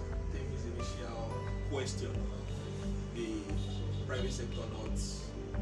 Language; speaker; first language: English; non-native, local second language; Yoruba